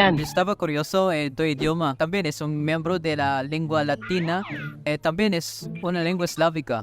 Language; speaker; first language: Spanish; non-native, fluent; Filipino